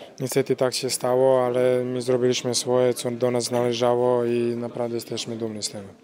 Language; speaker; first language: Polish; non-native, fluent; Croatian